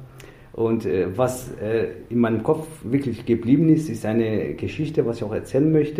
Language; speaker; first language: German; non-native, fluent; Persian